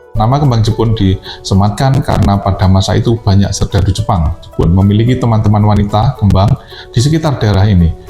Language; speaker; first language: Indonesian; native; Indonesian